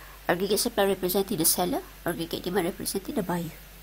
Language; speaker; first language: English; non-native, local second language; Malay